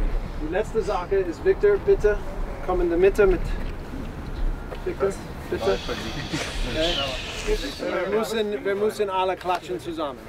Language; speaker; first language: German; non-native, learner; English